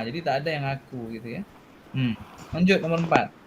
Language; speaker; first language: Indonesian; native; Indonesian